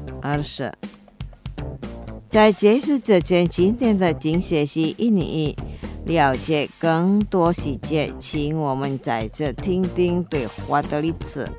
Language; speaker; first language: Chinese; non-native, fluent; Indonesian